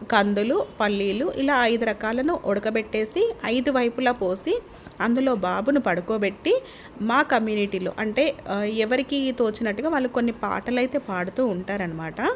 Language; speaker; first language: Telugu; non-native, local second language; Lambadi